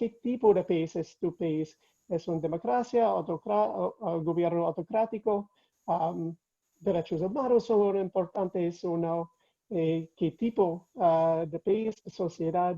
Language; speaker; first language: Spanish; non-native, fluent; English